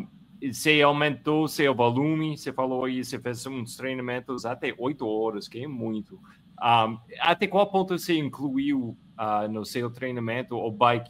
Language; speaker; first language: Portuguese; non-native, fluent; English